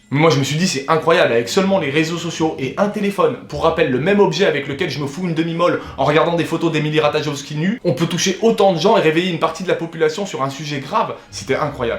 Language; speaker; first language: French; native; French